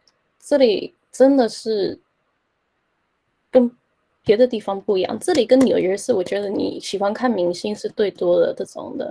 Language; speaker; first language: Chinese; early bilingual, heritage; Chinese